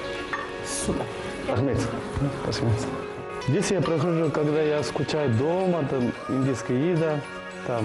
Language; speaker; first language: Russian; non-native, learner; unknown